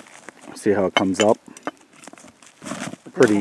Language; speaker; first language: English; native; English